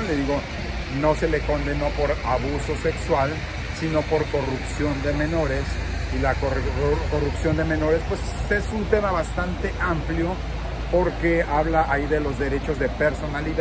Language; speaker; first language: Spanish; native; Spanish